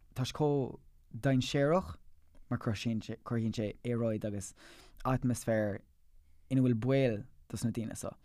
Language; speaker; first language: Irish; non-native, local second language; English